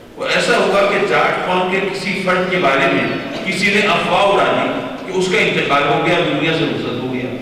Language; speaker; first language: Urdu; native; Urdu